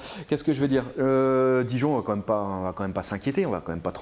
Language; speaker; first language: French; native; French